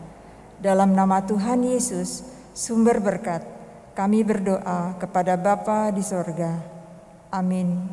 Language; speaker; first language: Indonesian; native; Indonesian